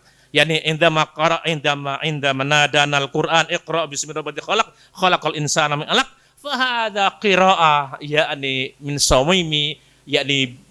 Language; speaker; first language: Arabic; non-native, fluent; Indonesian